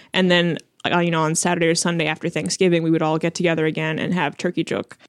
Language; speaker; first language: English; early bilingual, other home language; Chinese